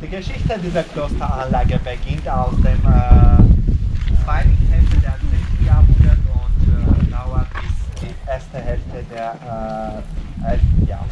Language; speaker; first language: German; non-native, fluent; Armenian